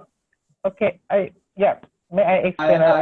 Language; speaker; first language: English; non-native, learner; Thai